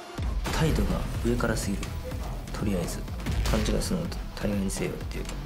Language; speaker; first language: Japanese; native; Japanese